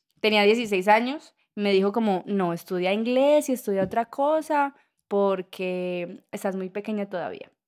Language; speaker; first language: Spanish; native; Spanish